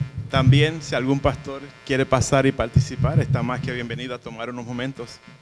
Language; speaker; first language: Spanish; early bilingual, heritage; Spanish